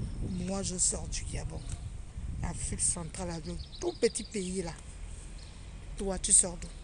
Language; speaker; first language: French; non-native, local second language; Fang